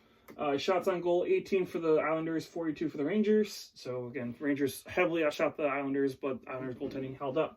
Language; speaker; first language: English; native; English